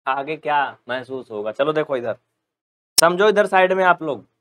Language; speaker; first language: Hindi; native; Hindi